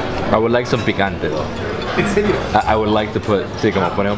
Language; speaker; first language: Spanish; non-native, learner; English